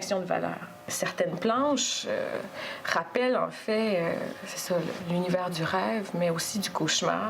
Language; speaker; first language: French; native; French